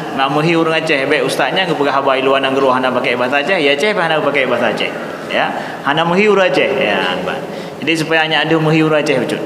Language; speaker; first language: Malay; non-native, local second language; Achinese